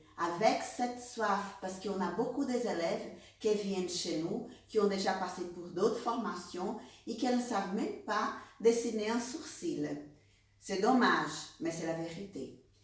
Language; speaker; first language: French; non-native, fluent; Portuguese